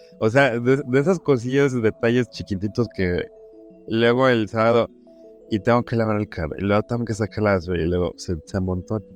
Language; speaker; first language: Spanish; early bilingual, heritage; Spanish